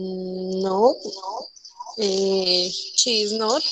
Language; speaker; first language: English; non-native, learner; Spanish